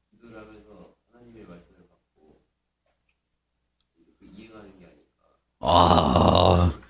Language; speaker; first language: Korean; native; Korean